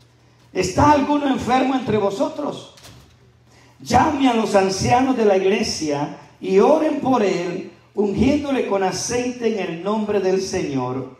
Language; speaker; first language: Spanish; native; Spanish